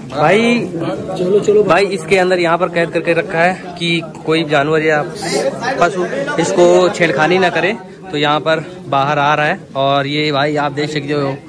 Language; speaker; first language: Hindi; native; Hindi